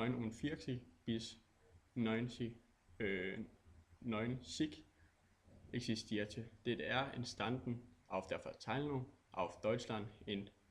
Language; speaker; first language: German; non-native, learner; Danish